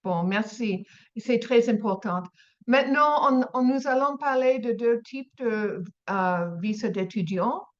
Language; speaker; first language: French; non-native, learner; English